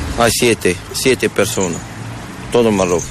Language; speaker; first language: Spanish; non-native, learner; Arabic